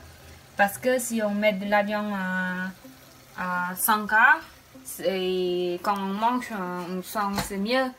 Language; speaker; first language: French; non-native, learner; Khmer